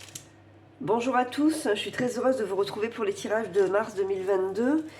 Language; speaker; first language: French; native; French